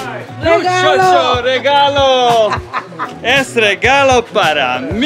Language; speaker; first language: Spanish; non-native, learner; Serbian